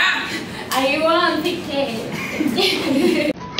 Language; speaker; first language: English; non-native, learner; Thai